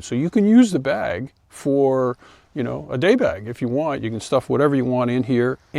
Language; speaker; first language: English; native; English